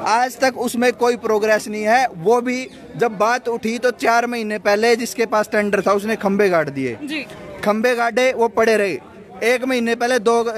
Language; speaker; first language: Hindi; native; Hindi